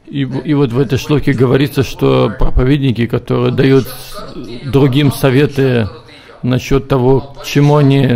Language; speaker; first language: Russian; native; Russian